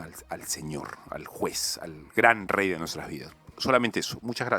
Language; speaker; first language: Spanish; native; Spanish